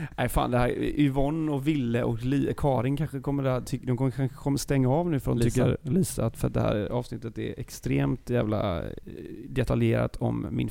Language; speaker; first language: Swedish; native; Swedish